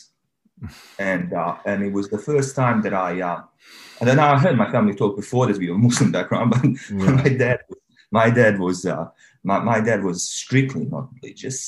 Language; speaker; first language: English; non-native, fluent; Bosnian